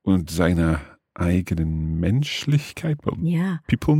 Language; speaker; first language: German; non-native, fluent; English